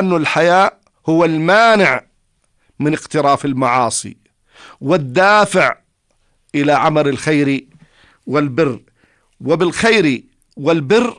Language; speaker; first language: Arabic; native; Arabic